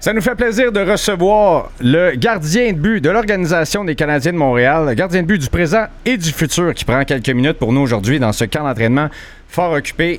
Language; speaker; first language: French; native; French